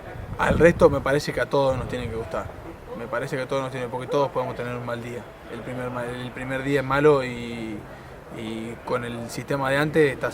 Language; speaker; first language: Spanish; native; Spanish